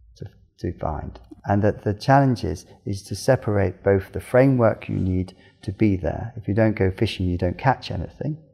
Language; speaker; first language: English; native; English